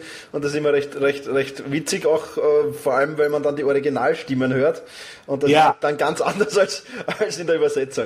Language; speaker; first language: German; native; German